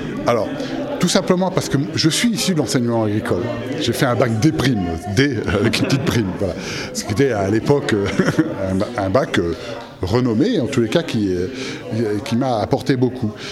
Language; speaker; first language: French; native; French